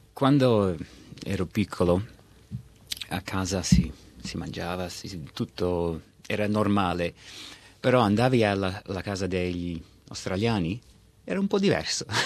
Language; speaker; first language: Italian; early bilingual, heritage; Italian